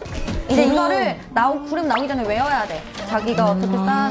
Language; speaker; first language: Korean; native; Korean